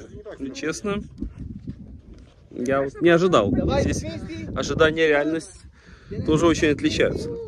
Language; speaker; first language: Russian; native; Russian